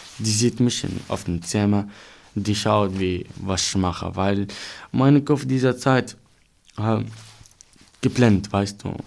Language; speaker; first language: German; non-native, learner; Arabic